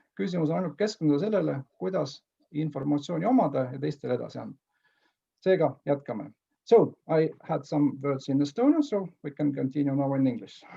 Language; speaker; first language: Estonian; native; Estonian